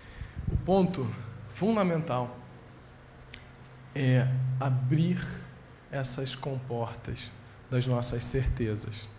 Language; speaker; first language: Portuguese; native; Portuguese